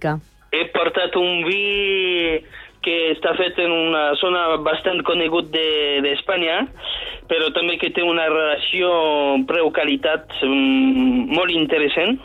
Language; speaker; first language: Catalan; non-native, fluent; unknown